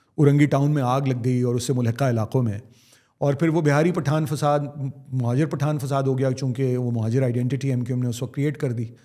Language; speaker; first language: Urdu; native; Urdu